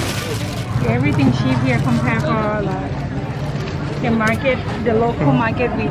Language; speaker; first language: English; non-native, fluent; Thai